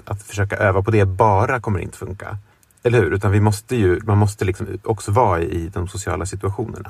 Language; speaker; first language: Swedish; native; Swedish